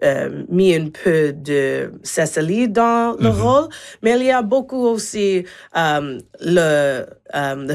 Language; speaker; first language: French; non-native, learner; English